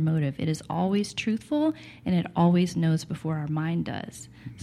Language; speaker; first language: English; native; English